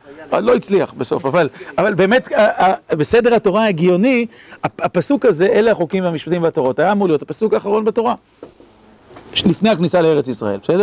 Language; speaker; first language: Hebrew; native; Hebrew